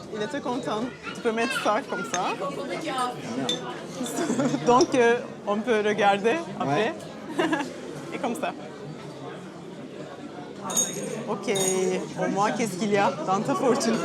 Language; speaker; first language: French; non-native, fluent; Turkish